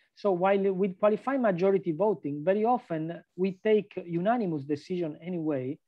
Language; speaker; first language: English; non-native, fluent; Italian